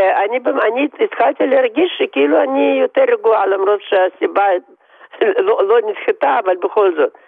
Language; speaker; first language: Hebrew; non-native, fluent; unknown